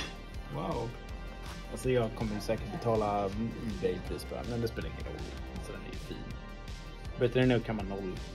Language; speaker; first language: Swedish; native; Swedish